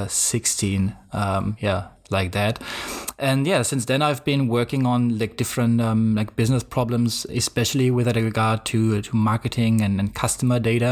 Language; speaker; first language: English; non-native, fluent; German